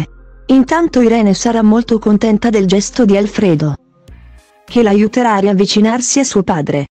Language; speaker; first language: Italian; native; Italian